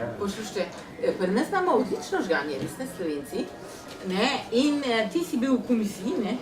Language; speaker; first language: Slovenian; native; Slovenian